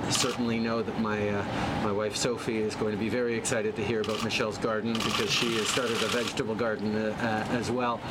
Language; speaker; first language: English; early bilingual, other home language; French